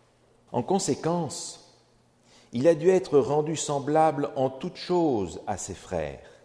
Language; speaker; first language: French; native; French